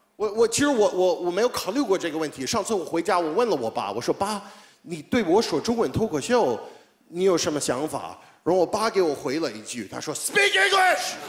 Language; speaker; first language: Chinese; non-native, fluent; English